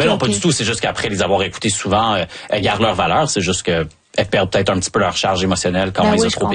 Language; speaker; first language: French; native; French